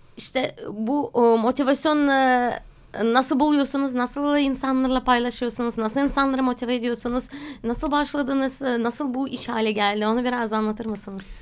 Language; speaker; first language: Turkish; non-native, fluent; Russian